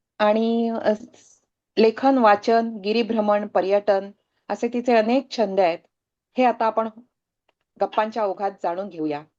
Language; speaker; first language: Marathi; native; Marathi